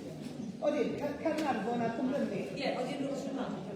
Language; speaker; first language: Welsh; native; Welsh